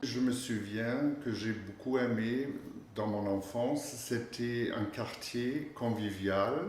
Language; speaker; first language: French; non-native, fluent; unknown